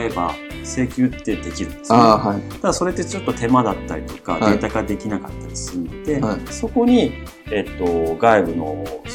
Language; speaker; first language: Japanese; native; Japanese